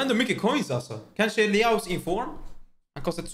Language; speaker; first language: Swedish; native; Swedish